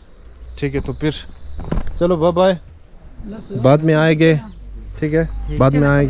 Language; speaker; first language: Hindi; non-native, local second language; Tibetan